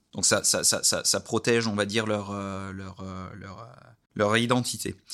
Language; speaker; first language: French; native; French